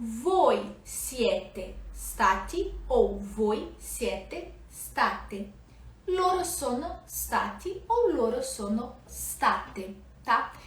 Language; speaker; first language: Italian; non-native, fluent; Portuguese